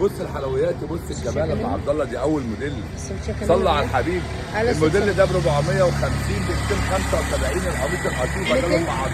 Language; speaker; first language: Arabic; native; Arabic